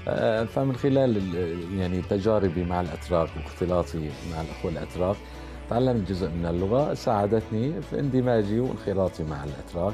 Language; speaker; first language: Arabic; native; Arabic